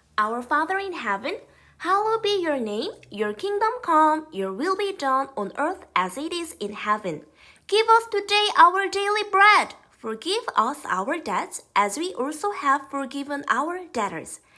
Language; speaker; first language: English; non-native, fluent; Korean